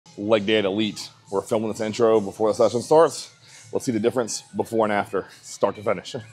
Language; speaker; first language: English; native; English